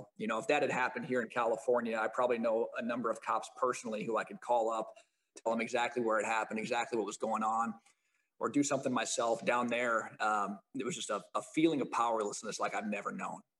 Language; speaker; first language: English; native; English